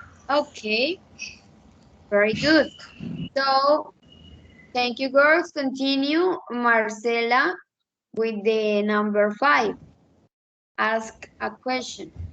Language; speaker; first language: English; non-native, fluent; Spanish